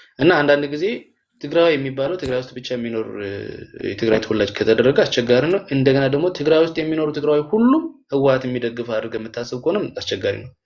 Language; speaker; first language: Amharic; non-native, local second language; Tigrinya